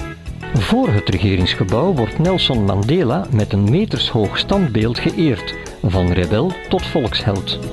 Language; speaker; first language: Dutch; native; Dutch